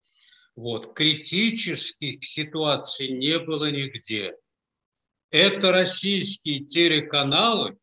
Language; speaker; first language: Russian; native; Russian